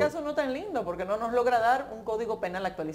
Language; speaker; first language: Spanish; native; Spanish